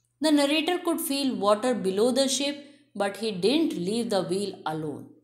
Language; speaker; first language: English; non-native, local second language; Hindi